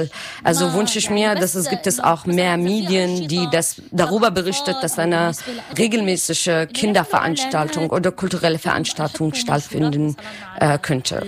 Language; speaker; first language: German; non-native, learner; Arabic